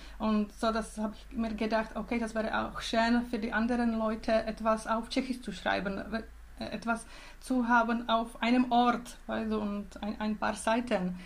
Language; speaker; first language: German; non-native, learner; Czech